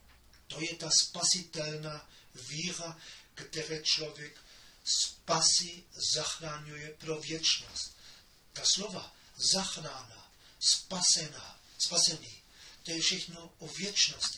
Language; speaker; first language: Czech; non-native, fluent; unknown